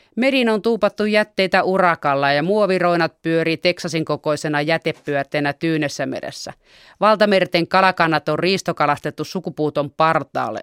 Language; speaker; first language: Finnish; native; Finnish